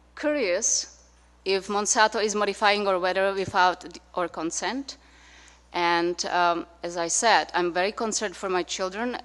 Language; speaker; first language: English; non-native, fluent; Czech